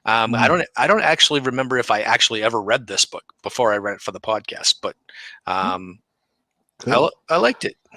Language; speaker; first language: English; native; English